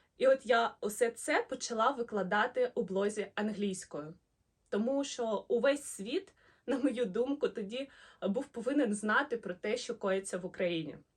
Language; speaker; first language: Ukrainian; non-native, local second language; Russian